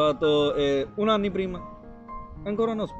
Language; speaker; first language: Italian; non-native, learner; Urdu